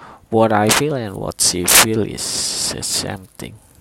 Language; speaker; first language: English; non-native, learner; Indonesian